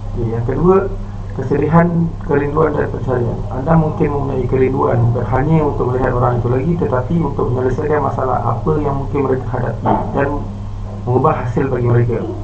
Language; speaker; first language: Malay; native; Malay